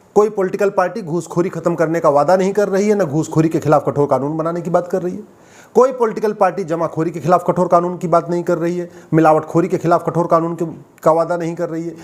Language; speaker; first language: Hindi; native; Hindi